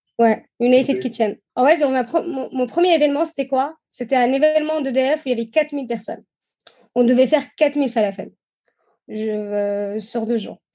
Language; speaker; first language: French; non-native, fluent; Arabic